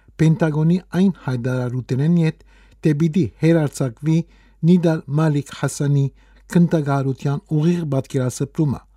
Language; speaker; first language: Armenian; early bilingual, heritage; Armenian